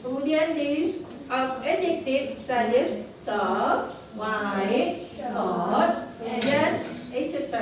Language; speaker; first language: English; non-native, learner; Indonesian